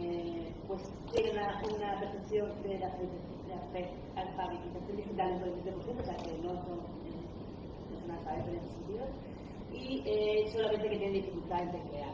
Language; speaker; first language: Spanish; native; Spanish